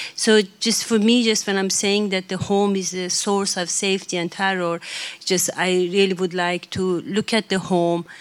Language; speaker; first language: English; non-native, fluent; Persian